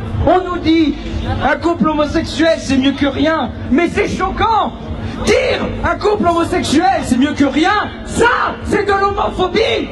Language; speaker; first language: French; native; French